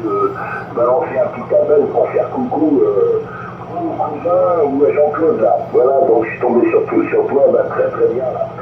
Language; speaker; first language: French; native; French